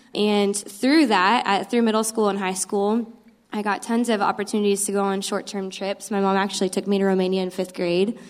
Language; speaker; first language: English; native; English